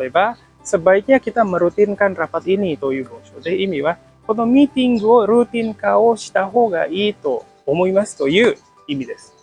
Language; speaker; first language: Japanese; non-native, fluent; Indonesian